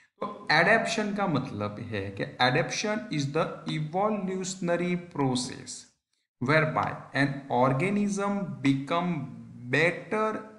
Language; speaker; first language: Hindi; non-native, local second language; Gujarati